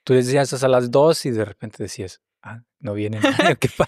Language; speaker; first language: Spanish; native; Spanish